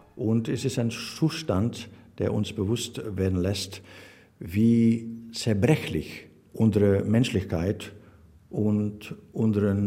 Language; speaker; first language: German; non-native, fluent; Dutch